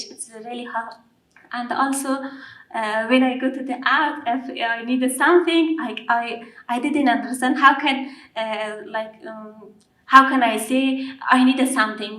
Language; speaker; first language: English; non-native, learner; Persian